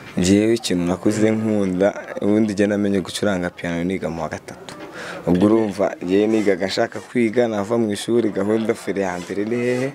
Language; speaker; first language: Kinyarwanda; native; Kinyarwanda